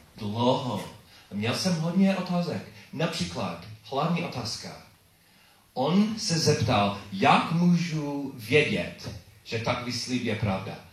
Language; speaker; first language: Czech; non-native, learner; English